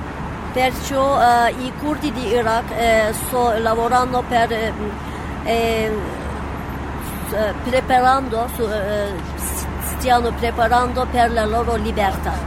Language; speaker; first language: Italian; non-native, fluent; Turkish